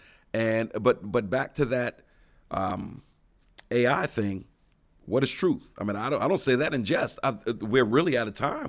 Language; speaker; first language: English; native; English